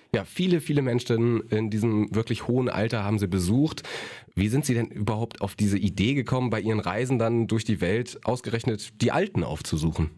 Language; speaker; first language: German; native; German